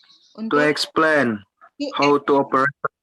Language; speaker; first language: English; non-native, learner; Indonesian